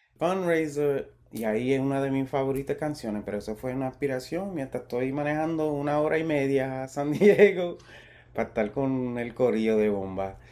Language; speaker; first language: Spanish; early bilingual, heritage; Spanish